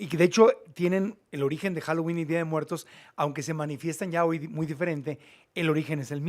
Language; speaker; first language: Spanish; native; Spanish